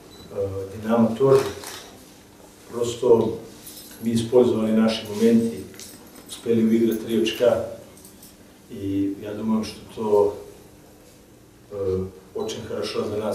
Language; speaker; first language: Russian; non-native, learner; Serbian